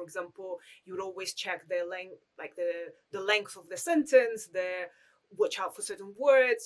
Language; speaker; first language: English; non-native, fluent; Russian